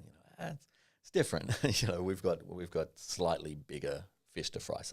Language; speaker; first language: English; native; English